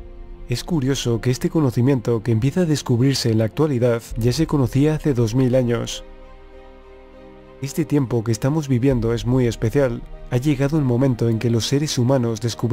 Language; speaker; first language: Spanish; native; Spanish